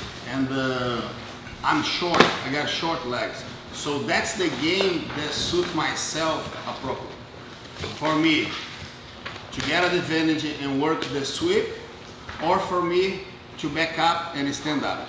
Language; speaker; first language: English; non-native, fluent; Portuguese